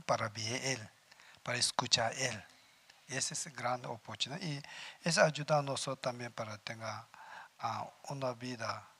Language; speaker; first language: Spanish; non-native, learner; Tibetan